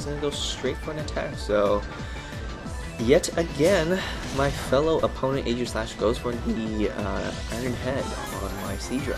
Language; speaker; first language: English; native; English